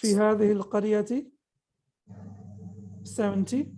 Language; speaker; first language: Arabic; non-native, fluent; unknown